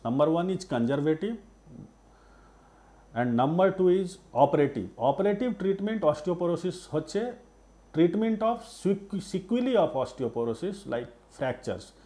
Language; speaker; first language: English; non-native, local second language; Bangla